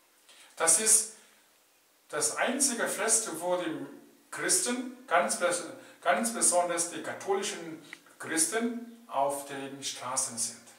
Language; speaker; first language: German; non-native, fluent; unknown